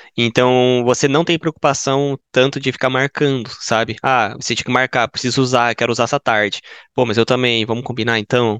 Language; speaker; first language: Portuguese; native; Portuguese